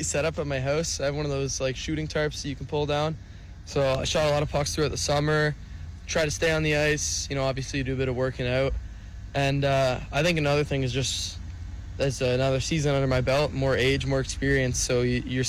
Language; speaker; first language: English; native; English